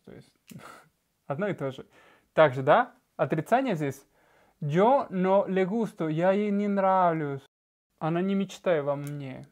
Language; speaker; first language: Russian; non-native, fluent; Spanish